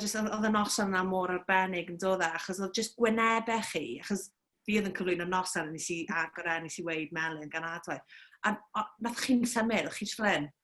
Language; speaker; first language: Welsh; native; Welsh